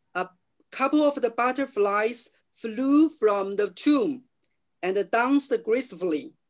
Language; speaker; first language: English; non-native, learner; Chinese